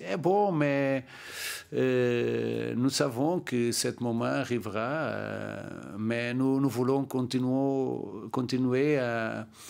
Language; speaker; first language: French; non-native, learner; Portuguese